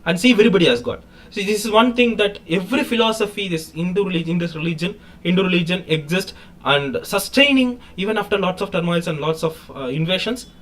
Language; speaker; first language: English; non-native, local second language; Tamil